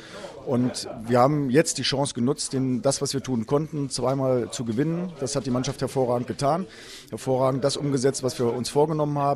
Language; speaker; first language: German; native; German